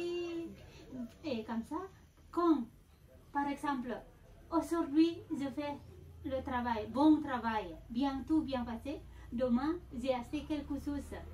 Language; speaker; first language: French; non-native, fluent; Balinese